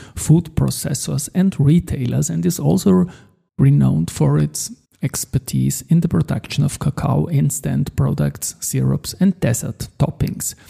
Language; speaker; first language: English; non-native, fluent; German